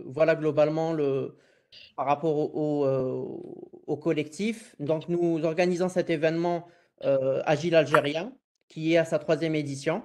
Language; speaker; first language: French; non-native, local second language; Arabic